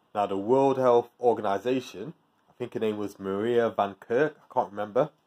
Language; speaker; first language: English; native; English